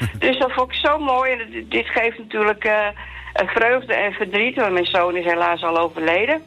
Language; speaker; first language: Dutch; native; Dutch